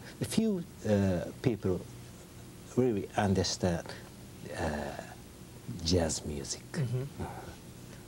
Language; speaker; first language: English; non-native, learner; Japanese